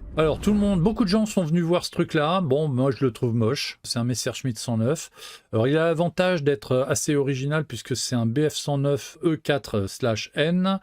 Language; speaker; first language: French; native; French